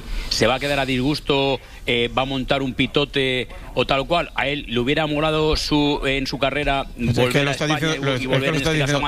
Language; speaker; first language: Spanish; native; Spanish